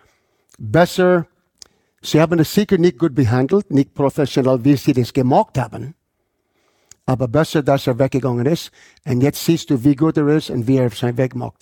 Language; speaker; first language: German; non-native, fluent; English